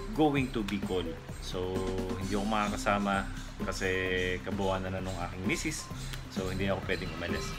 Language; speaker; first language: Filipino; native; Filipino